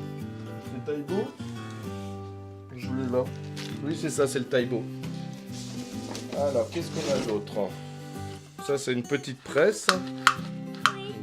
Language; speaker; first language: French; native; French